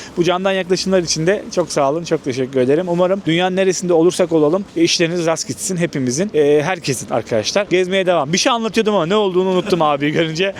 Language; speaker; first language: Turkish; native; Turkish